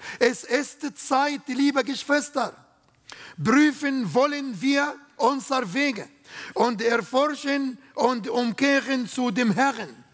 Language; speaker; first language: German; non-native, learner; Arabic